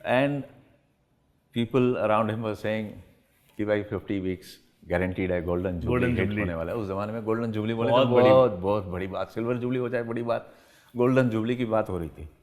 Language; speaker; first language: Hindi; non-native, local second language; Tamil